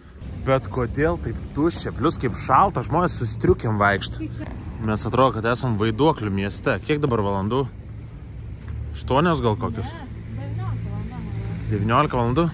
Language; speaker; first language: Lithuanian; native; Lithuanian